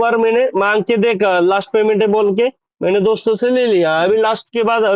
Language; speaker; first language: Hindi; non-native, local second language; Marathi